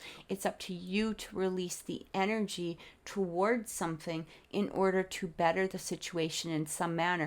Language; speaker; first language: English; native; English